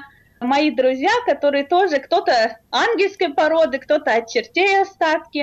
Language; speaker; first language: Russian; native; Russian